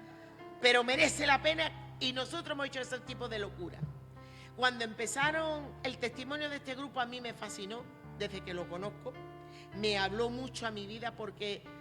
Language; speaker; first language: Spanish; native; Spanish